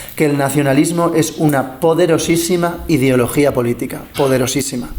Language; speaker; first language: Spanish; early bilingual, other home language; English